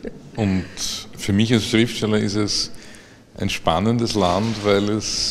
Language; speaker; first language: German; non-native, fluent; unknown